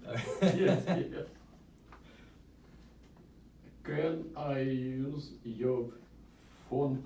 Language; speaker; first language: English; non-native, learner; Russian